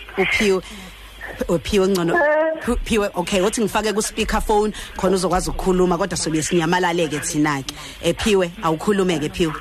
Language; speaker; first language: Zulu; native; Zulu